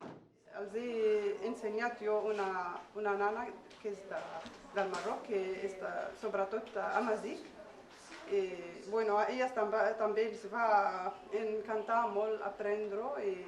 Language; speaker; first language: Catalan; non-native, fluent; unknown